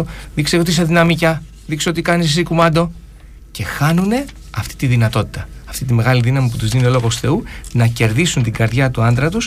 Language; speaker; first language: Greek; native; Greek